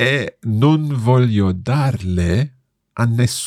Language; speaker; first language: Italian; non-native, fluent; English